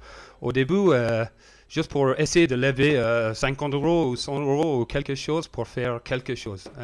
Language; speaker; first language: French; non-native, learner; English